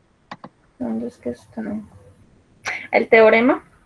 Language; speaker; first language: Spanish; native; Spanish